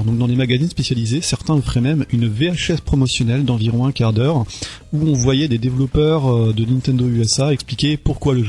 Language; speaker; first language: French; native; French